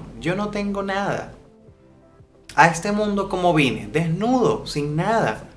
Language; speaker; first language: Spanish; native; Spanish